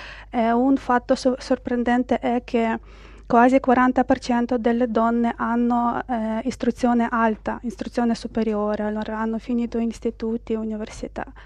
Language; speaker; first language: Italian; non-native, fluent; Ukrainian